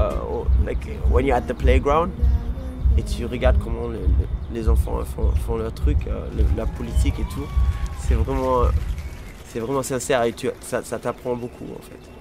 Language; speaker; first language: French; non-native, fluent; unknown